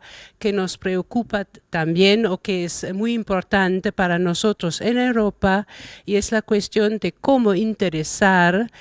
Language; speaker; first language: Spanish; non-native, fluent; German